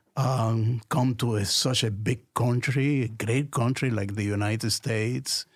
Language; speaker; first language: English; non-native, fluent; Spanish